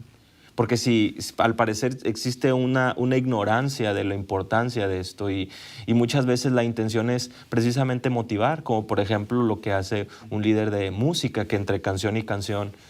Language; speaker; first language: Spanish; native; Spanish